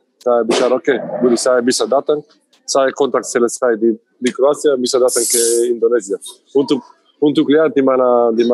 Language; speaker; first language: Indonesian; non-native, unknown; Macedonian